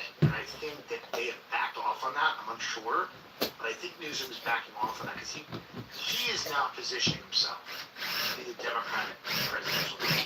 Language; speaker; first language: English; native; English